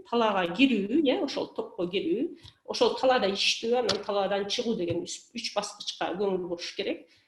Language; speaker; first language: Kyrgyz; native; Kyrgyz